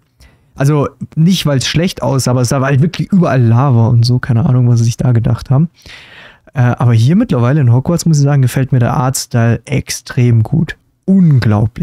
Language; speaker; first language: German; native; German